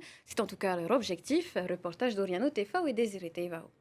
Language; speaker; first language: French; native; French